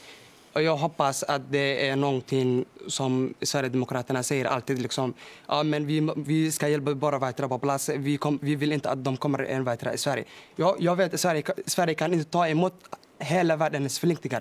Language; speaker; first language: Swedish; non-native, fluent; Somali